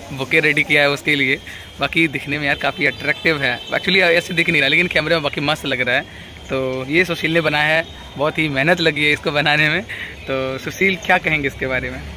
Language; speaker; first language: Hindi; native; Hindi